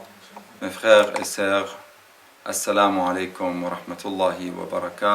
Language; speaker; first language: French; non-native, fluent; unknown